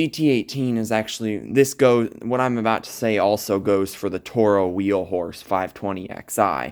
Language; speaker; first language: English; native; English